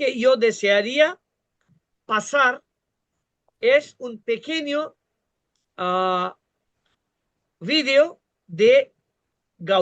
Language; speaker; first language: Spanish; non-native, fluent; Bangla